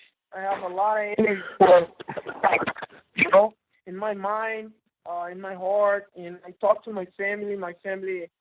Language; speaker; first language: English; non-native, learner; Portuguese